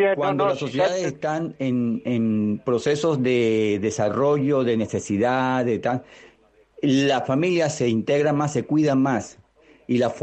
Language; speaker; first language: Spanish; native; Spanish